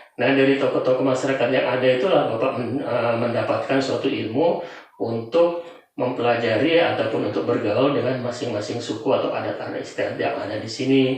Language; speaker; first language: Indonesian; non-native, local second language; Javanese